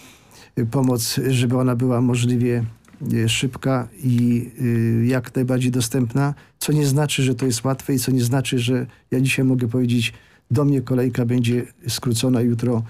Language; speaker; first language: Polish; native; Polish